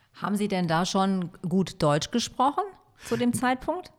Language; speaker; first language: German; native; German